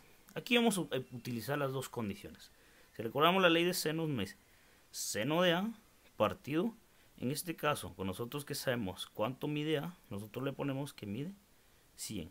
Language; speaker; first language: Spanish; native; Spanish